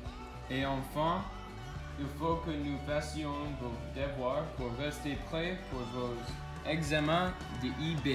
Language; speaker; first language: French; non-native, learner; English